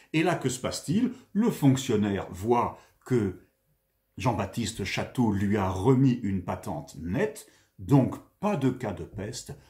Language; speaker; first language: French; native; French